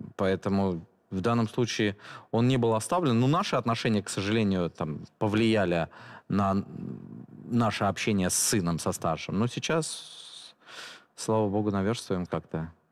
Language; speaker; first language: Russian; native; Russian